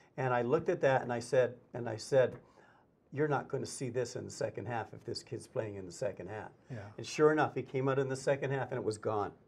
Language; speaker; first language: English; native; English